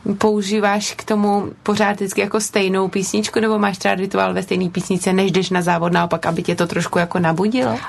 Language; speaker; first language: Czech; native; Czech